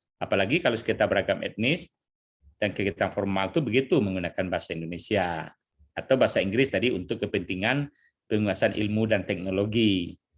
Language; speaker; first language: Indonesian; non-native, local second language; Minangkabau